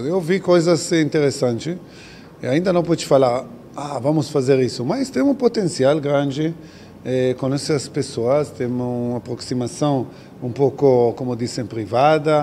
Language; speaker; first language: Portuguese; non-native, fluent; Hebrew